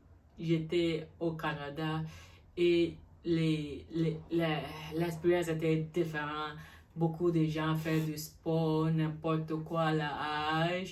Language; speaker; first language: French; non-native, learner; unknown